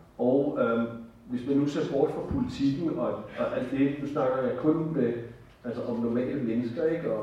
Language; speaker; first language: Danish; native; Danish